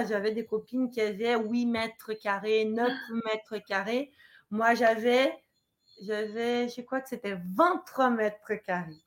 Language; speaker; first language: French; non-native, fluent; Portuguese